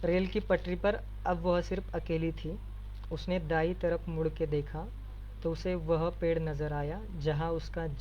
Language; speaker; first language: Hindi; non-native, local second language; Marathi